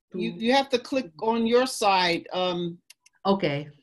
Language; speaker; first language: English; non-native, fluent; Czech